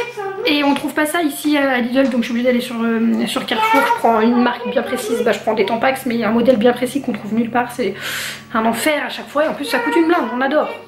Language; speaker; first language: French; native; French